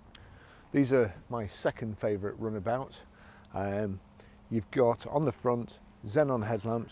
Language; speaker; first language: English; native; English